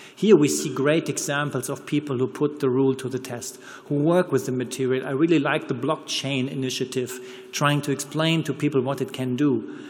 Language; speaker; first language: English; non-native, fluent; German